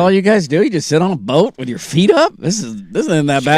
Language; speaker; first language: English; native; English